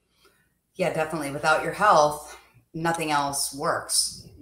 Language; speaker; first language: English; native; English